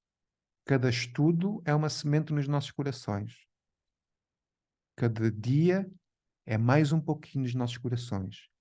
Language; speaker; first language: Portuguese; native; Portuguese